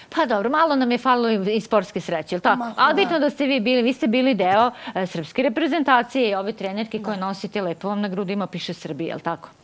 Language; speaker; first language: Croatian; native; Croatian